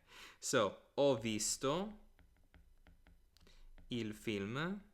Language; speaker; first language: Italian; non-native, fluent; English